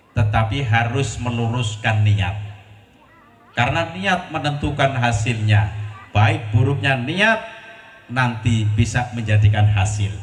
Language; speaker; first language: Indonesian; non-native, local second language; Javanese